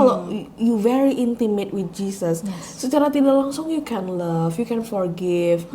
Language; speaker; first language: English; non-native, learner; Indonesian